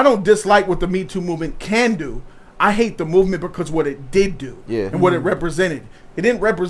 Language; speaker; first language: English; native; English